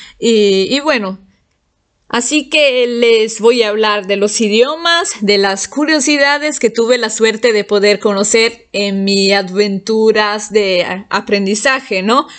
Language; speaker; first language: Spanish; non-native, fluent; Italian